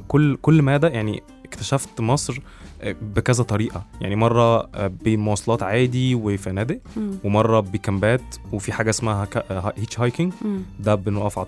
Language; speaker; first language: Arabic; native; Arabic